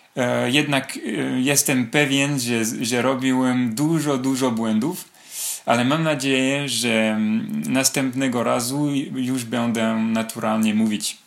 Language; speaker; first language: Polish; non-native, learner; French